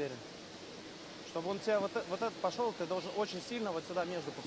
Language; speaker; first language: Russian; native; Russian